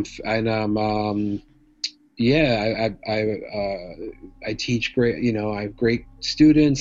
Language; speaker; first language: English; native; English